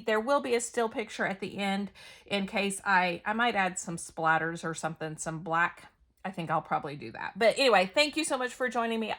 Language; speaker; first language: English; native; English